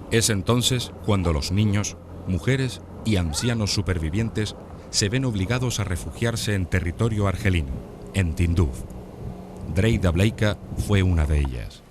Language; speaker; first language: Spanish; native; Spanish